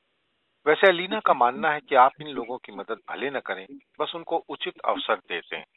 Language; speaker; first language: Hindi; native; Hindi